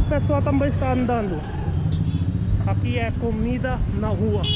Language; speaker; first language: Portuguese; non-native, learner; Hindi